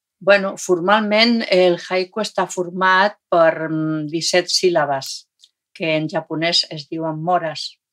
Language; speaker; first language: Catalan; non-native, local second language; Spanish